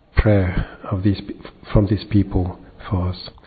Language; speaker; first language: English; non-native, fluent; French